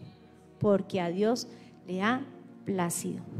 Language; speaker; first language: Spanish; native; Spanish